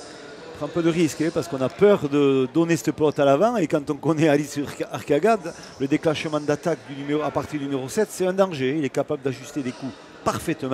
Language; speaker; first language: French; native; French